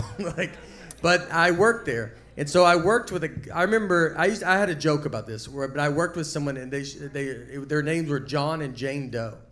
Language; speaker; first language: English; native; English